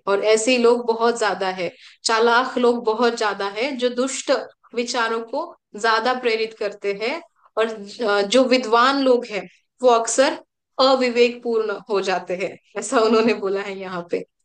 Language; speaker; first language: Hindi; native; Hindi